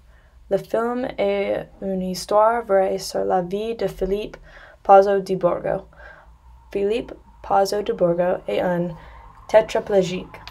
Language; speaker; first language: French; non-native, learner; English